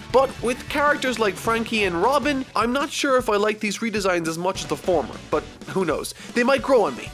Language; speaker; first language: English; native; English